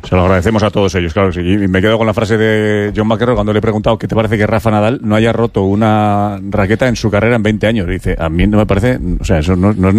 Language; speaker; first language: Spanish; native; Spanish